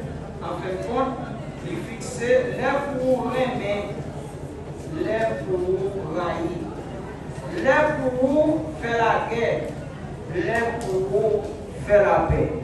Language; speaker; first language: French; non-native, local second language; Haitian Creole